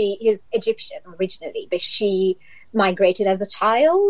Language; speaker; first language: English; non-native, fluent; Italian